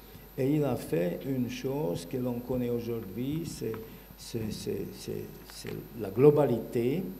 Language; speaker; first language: French; non-native, learner; Bulgarian